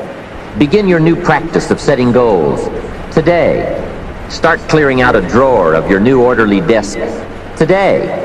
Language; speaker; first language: English; native; English